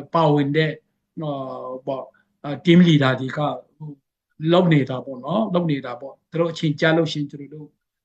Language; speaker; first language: Burmese; non-native, local second language; Hakha Chin